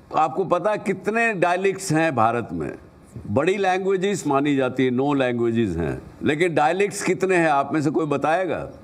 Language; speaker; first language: Hindi; native; Hindi